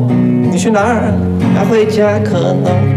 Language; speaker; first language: Chinese; non-native, fluent; Swedish